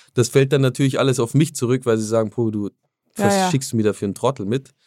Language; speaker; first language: German; native; German